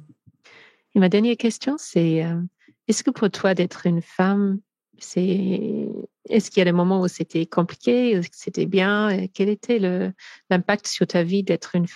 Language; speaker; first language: French; non-native, fluent; English